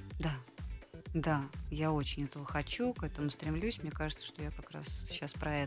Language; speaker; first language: Russian; native; Russian